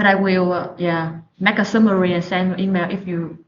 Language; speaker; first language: English; non-native, learner; Vietnamese